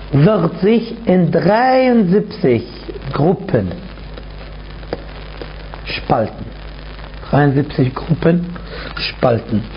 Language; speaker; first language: German; non-native, fluent; Arabic